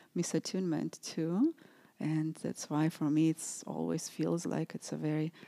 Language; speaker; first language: English; non-native, fluent; Russian